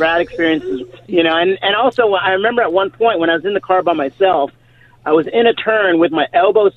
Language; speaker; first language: English; native; English